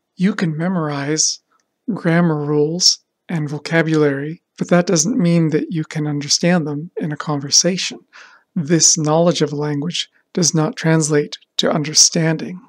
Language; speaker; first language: English; native; English